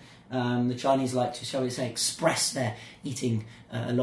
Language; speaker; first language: English; native; English